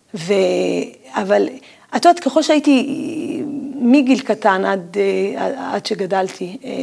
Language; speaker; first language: Hebrew; native; Hebrew